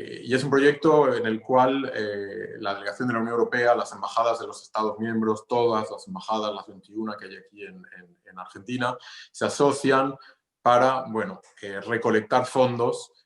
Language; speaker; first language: Spanish; non-native, fluent; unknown